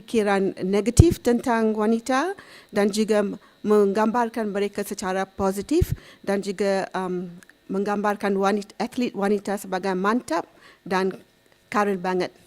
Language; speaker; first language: Indonesian; non-native, fluent; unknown